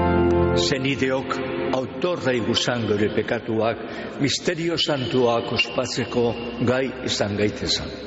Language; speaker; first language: Basque; native; Basque